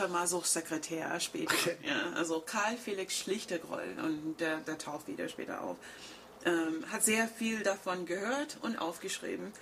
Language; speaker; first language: German; non-native, fluent; English